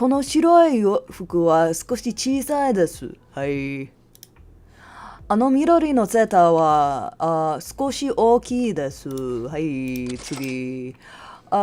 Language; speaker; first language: Japanese; non-native, learner; English